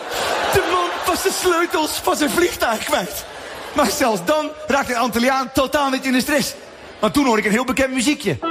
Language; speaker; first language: Dutch; native; Dutch